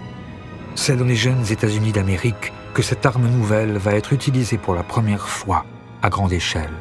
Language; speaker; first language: French; native; French